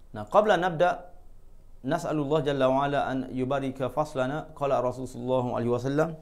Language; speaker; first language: Arabic; non-native, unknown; Malay